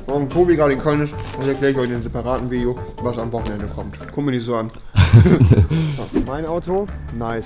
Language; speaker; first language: German; native; German